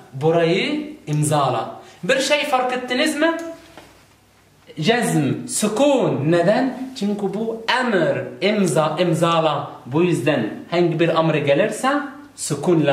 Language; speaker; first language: Turkish; non-native, learner; Arabic